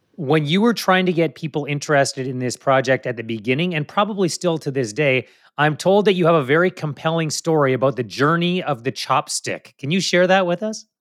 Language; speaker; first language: English; native; English